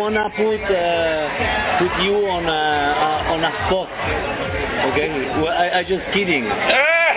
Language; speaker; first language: English; non-native, fluent; Italian